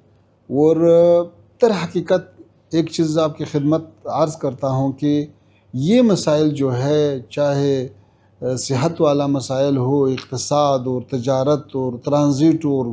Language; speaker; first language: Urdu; non-native, fluent; Pashto